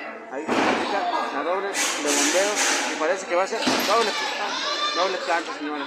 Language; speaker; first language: Spanish; native; Spanish